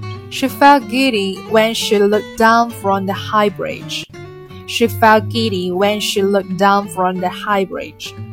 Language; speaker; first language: English; non-native, fluent; Chinese